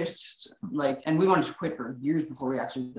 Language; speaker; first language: English; native; English